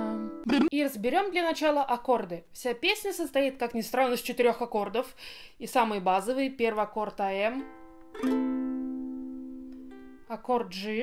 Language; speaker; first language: Russian; native; Russian